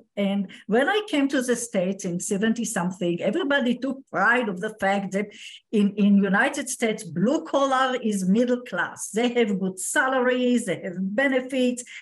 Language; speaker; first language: English; non-native, fluent; Hebrew